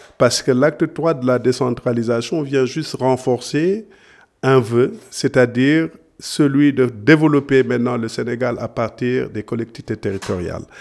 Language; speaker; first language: French; non-native, local second language; Serer